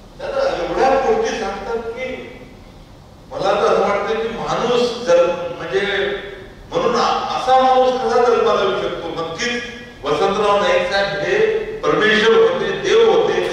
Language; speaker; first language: Marathi; non-native, local second language; Lambadi